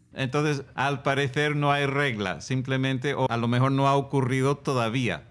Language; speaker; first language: Spanish; non-native, fluent; English